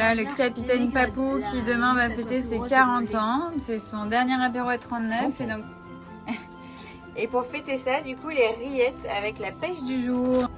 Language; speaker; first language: French; native; French